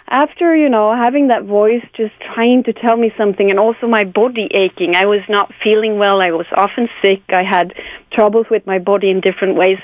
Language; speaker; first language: English; non-native, fluent; Swedish